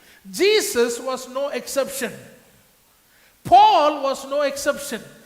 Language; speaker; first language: English; non-native, local second language; Tamil